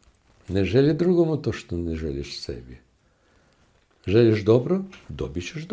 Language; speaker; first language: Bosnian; non-native, learner; Russian